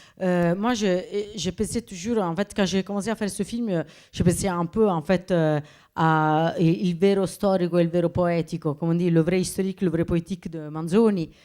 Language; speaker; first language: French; non-native, fluent; Italian